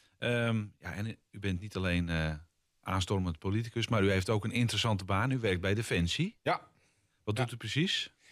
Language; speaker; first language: Dutch; native; Dutch